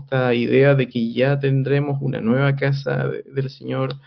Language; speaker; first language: Spanish; native; Spanish